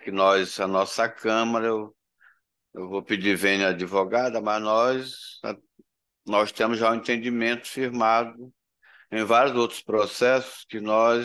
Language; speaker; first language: Portuguese; native; Portuguese